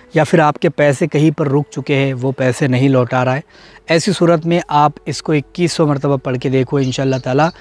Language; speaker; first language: Hindi; native; Hindi